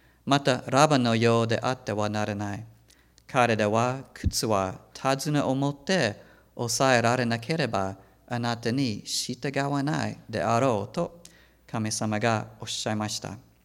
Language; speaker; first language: Japanese; non-native, fluent; English